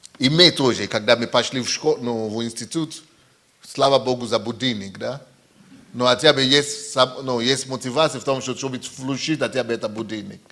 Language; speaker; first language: Russian; non-native, fluent; Yoruba